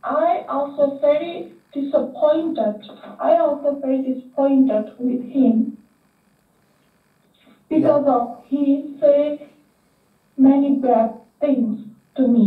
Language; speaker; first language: English; non-native, learner; Indonesian